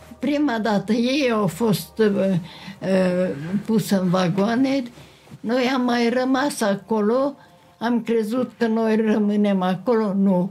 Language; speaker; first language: Romanian; non-native, local second language; Hungarian